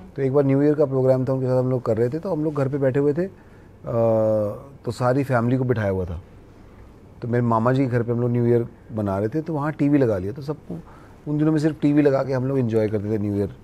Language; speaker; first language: Hindi; native; Hindi